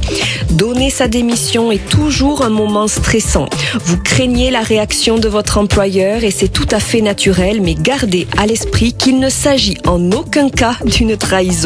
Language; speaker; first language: French; native; French